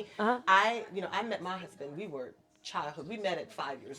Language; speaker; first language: English; native; English